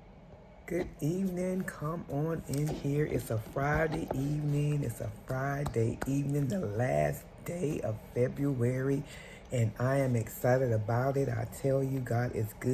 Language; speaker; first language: English; native; English